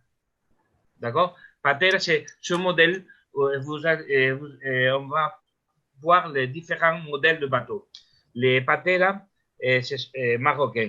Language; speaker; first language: French; non-native, learner; Spanish